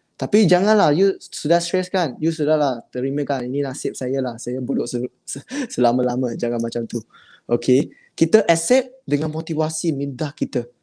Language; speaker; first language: Malay; non-native, local second language; Chinese